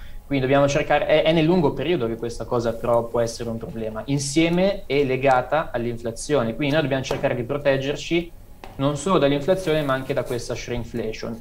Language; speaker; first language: Italian; native; Italian